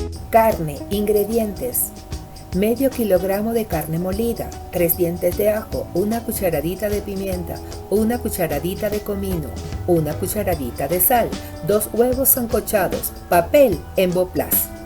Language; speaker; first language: Spanish; native; Spanish